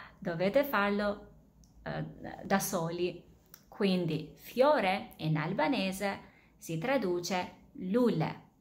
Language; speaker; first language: Italian; non-native, fluent; Albanian